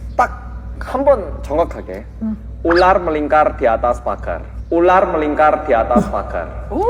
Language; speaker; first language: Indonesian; early bilingual, other home language; Korean